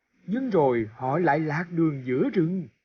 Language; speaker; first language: Vietnamese; native; Vietnamese